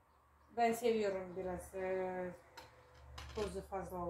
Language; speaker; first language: Turkish; non-native, fluent; Russian